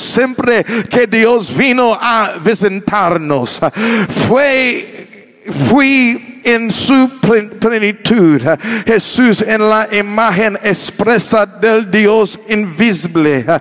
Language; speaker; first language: Spanish; non-native, learner; English